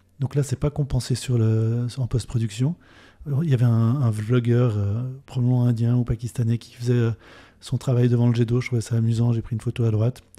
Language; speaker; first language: French; native; French